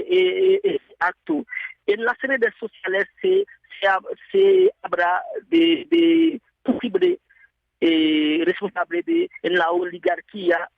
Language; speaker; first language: Spanish; non-native, fluent; Haitian Creole